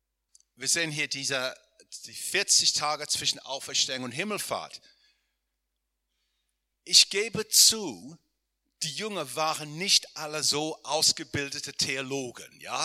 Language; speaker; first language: German; non-native, fluent; English